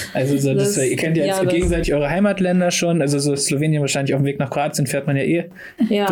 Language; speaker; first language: German; native; German